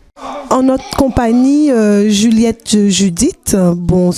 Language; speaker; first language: French; native; French